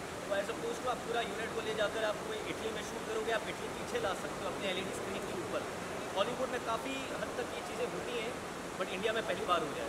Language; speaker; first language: Hindi; native; Hindi